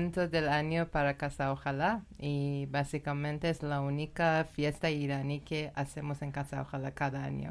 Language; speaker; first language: Spanish; non-native, learner; Persian